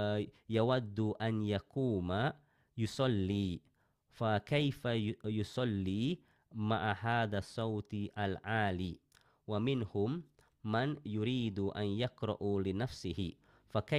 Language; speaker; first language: Arabic; non-native, learner; Indonesian